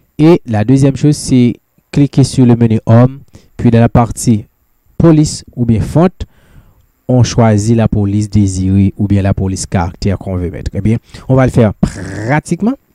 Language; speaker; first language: French; non-native, local second language; Haitian Creole